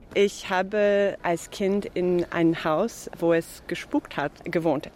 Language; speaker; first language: German; non-native, fluent; English